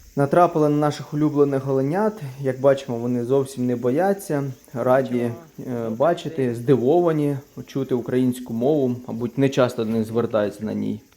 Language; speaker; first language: Ukrainian; native; Ukrainian